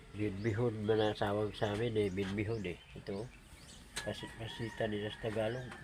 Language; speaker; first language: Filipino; non-native, local second language; Cebuano